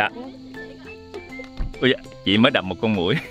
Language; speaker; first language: Vietnamese; native; Vietnamese